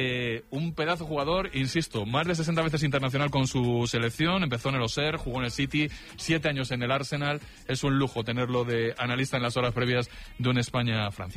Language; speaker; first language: Spanish; native; Spanish